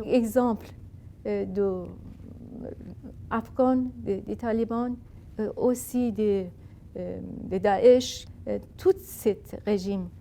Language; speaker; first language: French; non-native, fluent; Persian